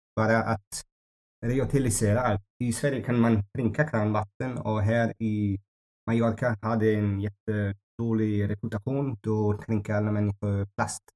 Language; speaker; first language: Swedish; non-native, learner; Amharic